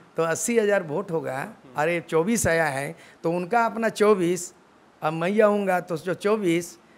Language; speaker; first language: Hindi; native; Hindi